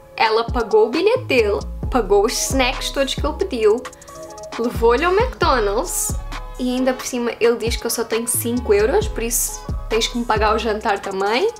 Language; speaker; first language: Portuguese; early bilingual, heritage; Portuguese